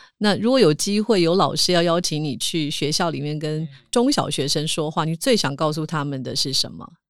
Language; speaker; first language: Chinese; native; Chinese